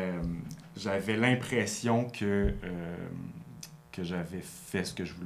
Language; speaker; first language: French; native; French